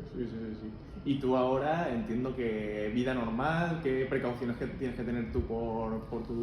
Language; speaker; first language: Spanish; native; Spanish